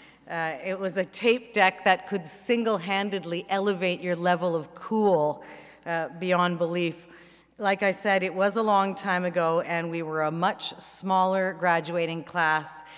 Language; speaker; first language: English; native; English